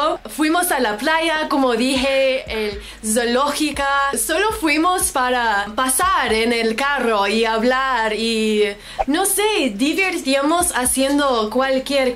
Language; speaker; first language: Spanish; non-native, learner; English